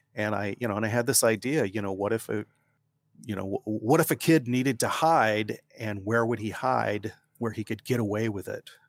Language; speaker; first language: English; native; English